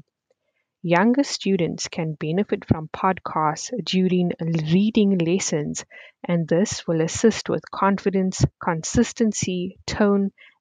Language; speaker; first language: English; native; English